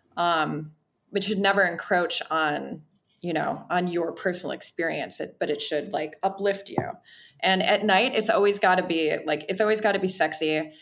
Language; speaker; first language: English; native; English